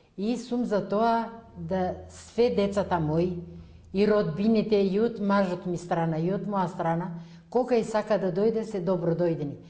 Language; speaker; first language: Macedonian; early bilingual, heritage; Macedonian